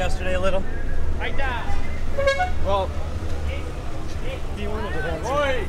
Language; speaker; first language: English; native; English